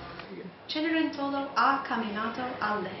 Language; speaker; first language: Italian; non-native, learner; English